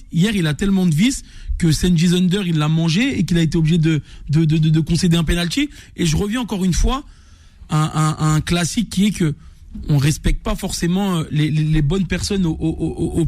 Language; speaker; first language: French; native; French